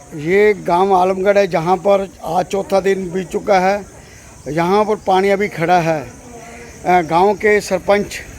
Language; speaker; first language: Hindi; non-native, local second language; Punjabi